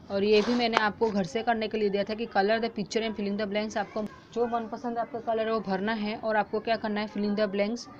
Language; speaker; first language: Hindi; non-native, local second language; Gujarati